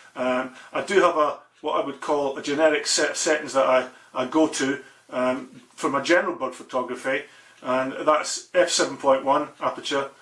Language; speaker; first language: English; native; English